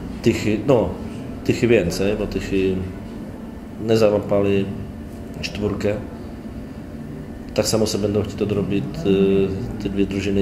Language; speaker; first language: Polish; non-native, learner; Slovak